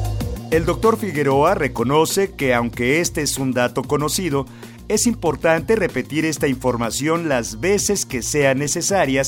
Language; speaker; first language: Spanish; native; Spanish